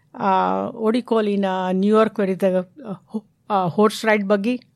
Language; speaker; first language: English; non-native, local second language; Gujarati